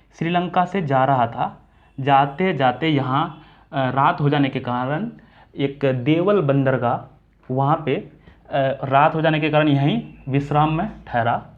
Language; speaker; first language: Hindi; native; Hindi